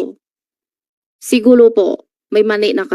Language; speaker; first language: Filipino; non-native, learner; Chinese